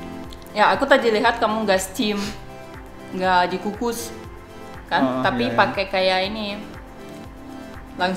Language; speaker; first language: Indonesian; non-native, learner; Russian